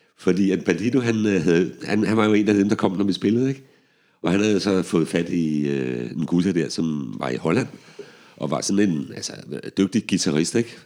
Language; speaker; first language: Danish; native; Danish